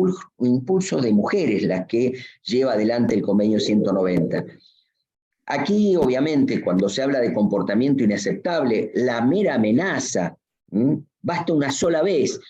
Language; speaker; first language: Spanish; native; Spanish